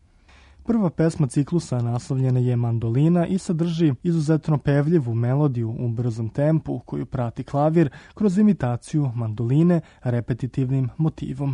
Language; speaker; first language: Croatian; native; Croatian